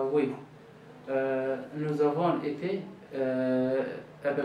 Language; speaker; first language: French; non-native, learner; Arabic